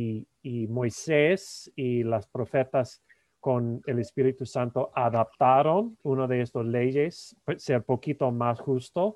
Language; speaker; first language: Spanish; non-native, fluent; English